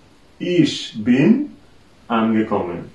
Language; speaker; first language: German; non-native, fluent; Bangla